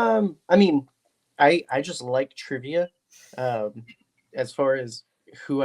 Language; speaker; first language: English; native; English